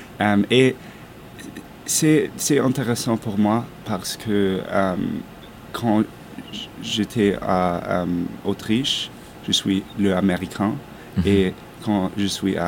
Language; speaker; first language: French; non-native, learner; German